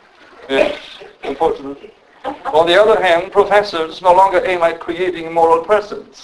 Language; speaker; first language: English; non-native, fluent; Romanian